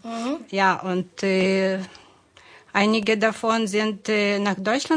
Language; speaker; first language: German; non-native, fluent; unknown